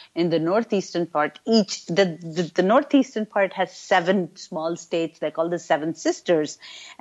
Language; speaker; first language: English; non-native, local second language; Urdu